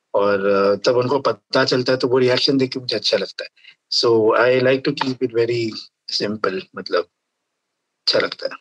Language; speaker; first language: Hindi; native; Hindi